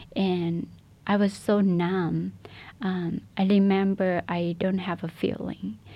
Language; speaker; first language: English; non-native, fluent; Burmese